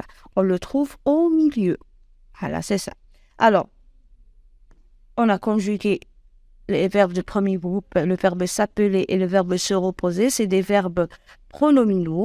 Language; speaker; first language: French; non-native, local second language; Arabic